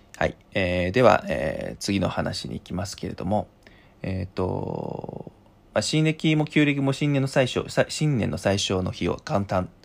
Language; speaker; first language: Japanese; non-native, fluent; Chinese